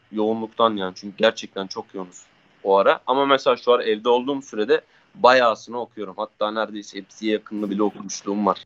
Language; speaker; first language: Turkish; native; Turkish